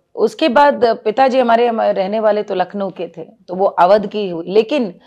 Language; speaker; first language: Hindi; native; Hindi